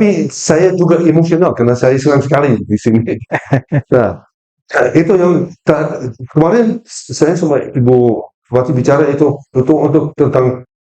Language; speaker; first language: Indonesian; non-native, fluent; Dutch